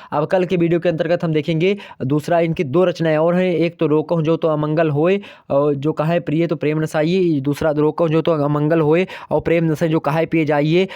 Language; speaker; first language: Hindi; native; Hindi